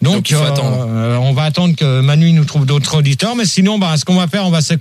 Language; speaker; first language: French; native; French